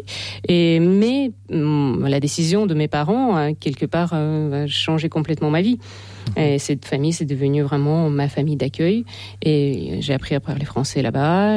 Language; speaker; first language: French; non-native, fluent; Ukrainian